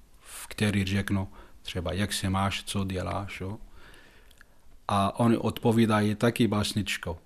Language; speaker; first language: Czech; non-native, fluent; Arabic